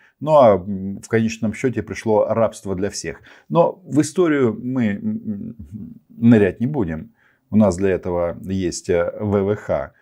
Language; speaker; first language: Russian; non-native, local second language; Ukrainian